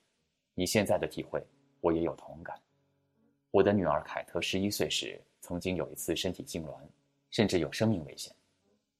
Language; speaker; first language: Chinese; native; Chinese